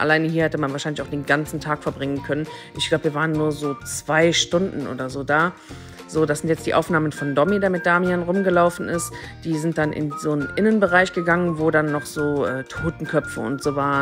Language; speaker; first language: German; native; German